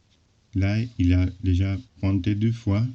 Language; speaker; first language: French; non-native, fluent; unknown